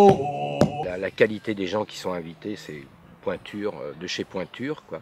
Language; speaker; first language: French; native; French